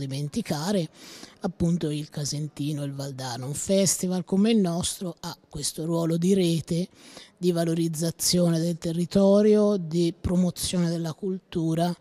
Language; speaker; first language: Italian; native; Italian